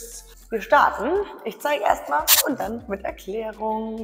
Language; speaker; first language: German; native; German